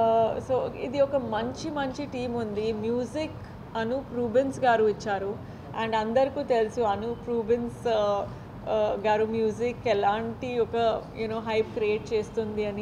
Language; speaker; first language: Telugu; non-native, fluent; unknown